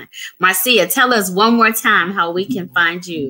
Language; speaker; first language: English; native; English